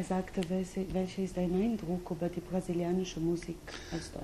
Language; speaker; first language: German; non-native, fluent; Portuguese